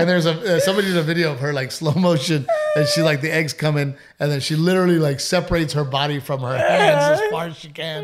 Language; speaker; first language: English; native; English